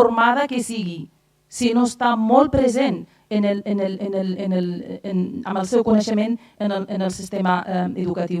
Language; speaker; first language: Catalan; non-native, fluent; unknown